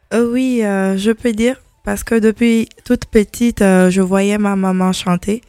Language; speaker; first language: French; non-native, local second language; Mandingo